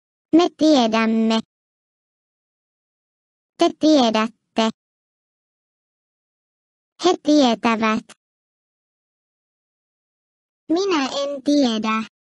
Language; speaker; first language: Finnish; non-native, fluent; Turkish